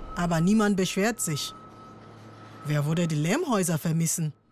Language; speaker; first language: German; non-native, fluent; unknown